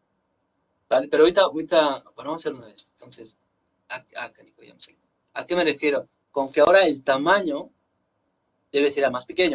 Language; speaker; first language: Spanish; native; Spanish